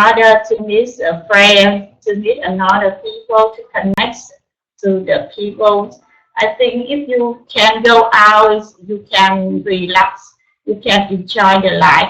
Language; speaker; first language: English; non-native, learner; Vietnamese